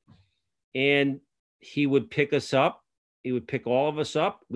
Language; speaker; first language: English; native; English